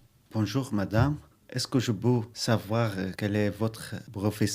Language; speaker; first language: French; non-native, learner; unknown